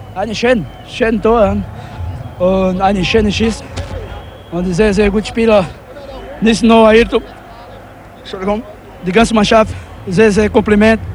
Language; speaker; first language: German; non-native, learner; Portuguese